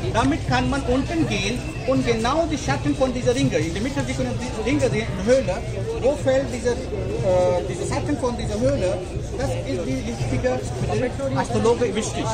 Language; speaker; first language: German; non-native, learner; Nepali